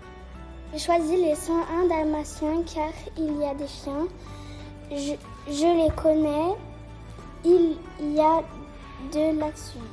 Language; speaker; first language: French; early bilingual, other home language; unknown